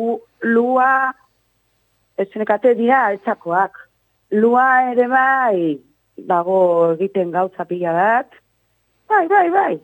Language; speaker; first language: Basque; non-native, local second language; Spanish